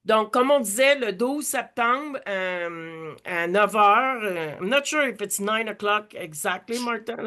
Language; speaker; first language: French; native; French